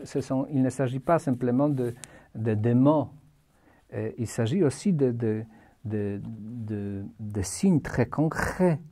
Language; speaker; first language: French; non-native, fluent; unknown